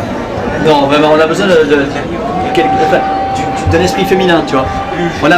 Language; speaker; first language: French; native; French